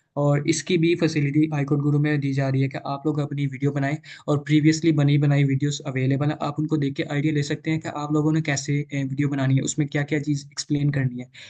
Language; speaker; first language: Urdu; non-native, local second language; Punjabi